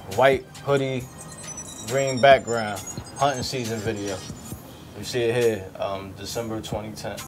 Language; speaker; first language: English; native; English